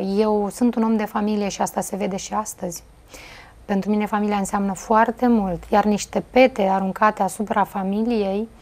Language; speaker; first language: Romanian; native; Romanian